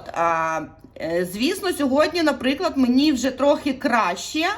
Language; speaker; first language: Ukrainian; non-native, local second language; Russian